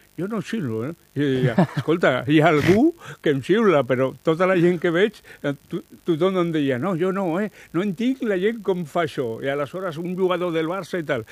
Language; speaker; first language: Catalan; non-native, local second language; Spanish